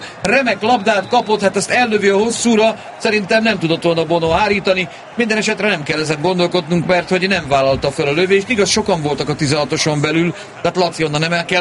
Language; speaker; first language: Hungarian; native; Hungarian